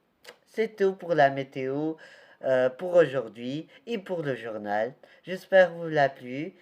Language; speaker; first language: French; non-native, learner; Portuguese